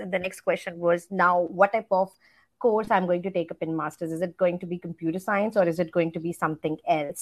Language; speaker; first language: English; non-native, local second language; Hindi